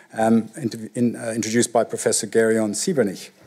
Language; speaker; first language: English; native; English